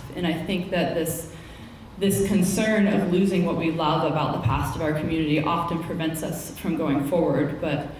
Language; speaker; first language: English; native; English